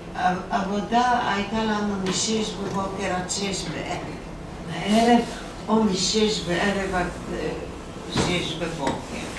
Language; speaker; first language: Hebrew; non-native, fluent; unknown